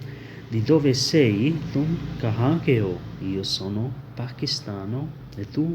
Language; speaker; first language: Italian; non-native, learner; Urdu